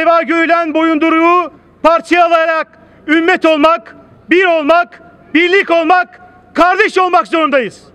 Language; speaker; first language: Turkish; native; Turkish